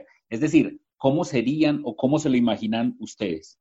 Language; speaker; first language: Spanish; native; Spanish